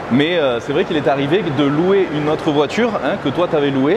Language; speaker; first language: French; native; French